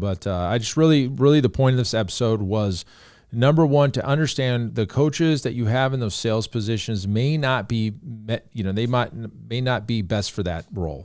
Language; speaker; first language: English; native; English